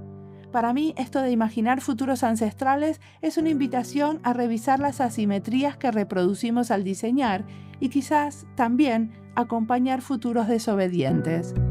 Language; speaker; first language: Spanish; native; Spanish